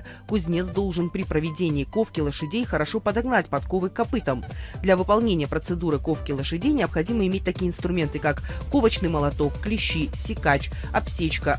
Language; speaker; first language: Russian; native; Russian